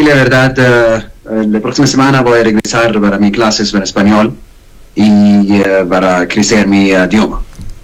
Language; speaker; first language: Spanish; non-native, learner; Arabic